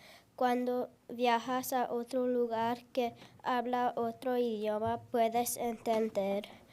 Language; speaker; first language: Spanish; non-native, learner; English